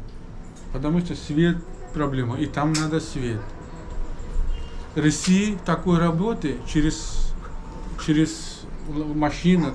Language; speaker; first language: Russian; non-native, learner; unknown